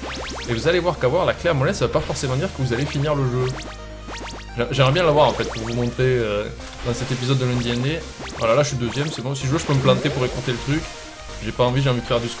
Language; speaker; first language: French; native; French